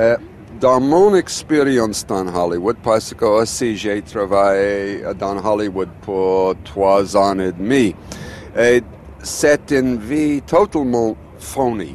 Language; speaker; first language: French; non-native, learner; English